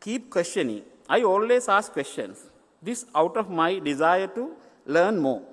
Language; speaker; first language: English; non-native, local second language; Sinhala